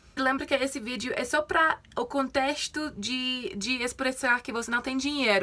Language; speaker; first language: Portuguese; non-native, fluent; English